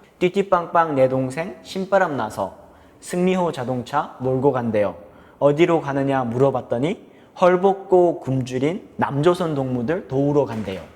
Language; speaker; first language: Korean; native; Korean